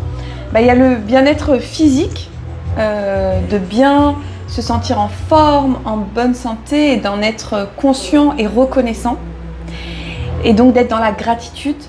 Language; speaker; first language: French; native; French